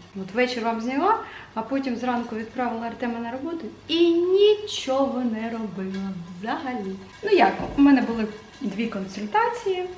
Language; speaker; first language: Ukrainian; non-native, local second language; Russian